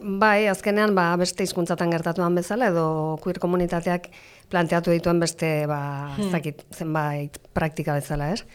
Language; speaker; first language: Basque; non-native, local second language; Spanish